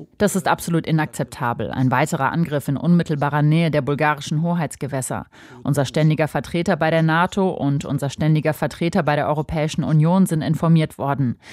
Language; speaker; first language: German; native; German